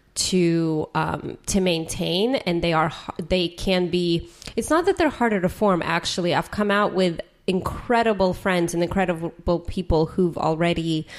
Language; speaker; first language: English; native; English